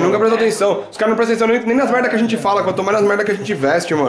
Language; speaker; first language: Portuguese; native; Portuguese